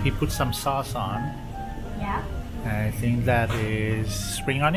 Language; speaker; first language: English; non-native, learner; Thai